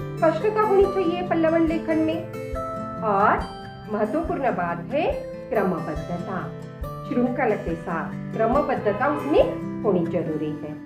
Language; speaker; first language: Hindi; non-native, local second language; Marathi